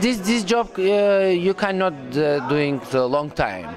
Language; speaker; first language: English; non-native, learner; Turkish